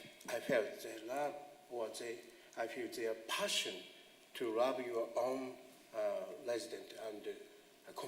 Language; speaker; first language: English; non-native, fluent; Japanese